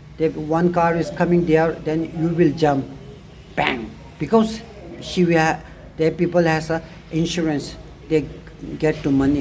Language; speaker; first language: English; non-native, learner; Tibetan